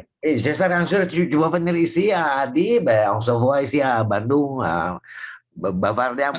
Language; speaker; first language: French; non-native, fluent; Indonesian